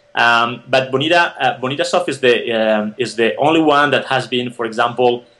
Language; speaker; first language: English; non-native, fluent; Spanish